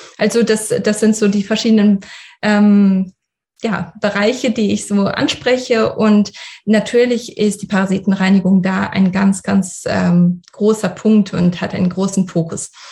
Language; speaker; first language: German; early bilingual, other home language; Russian